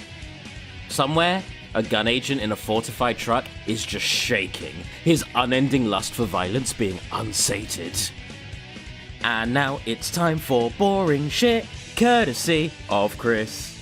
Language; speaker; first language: English; native; English